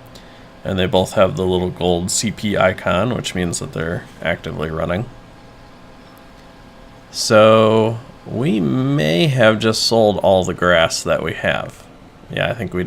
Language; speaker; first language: English; native; English